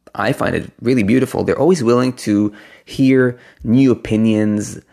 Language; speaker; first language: English; non-native, fluent; Hebrew